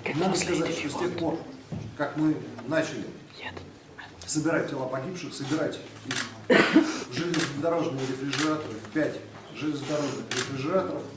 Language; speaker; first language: Russian; native; Russian